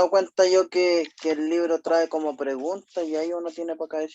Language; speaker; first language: Spanish; native; Spanish